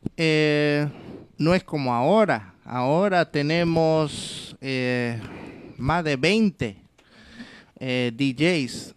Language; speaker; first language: Spanish; early bilingual, heritage; English